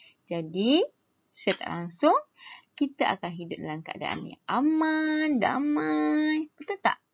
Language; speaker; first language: Malay; native; Malay